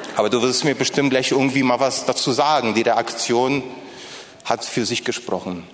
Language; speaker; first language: German; non-native, fluent; Polish